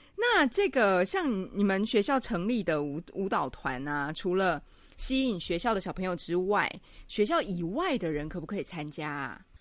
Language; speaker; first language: Chinese; native; Chinese